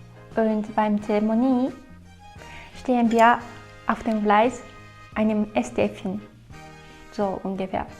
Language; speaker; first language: German; non-native, fluent; Japanese